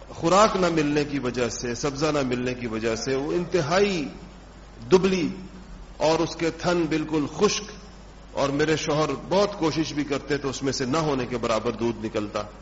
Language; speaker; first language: Urdu; non-native, local second language; Pashto